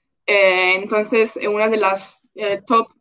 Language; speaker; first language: Spanish; non-native, local second language; Italian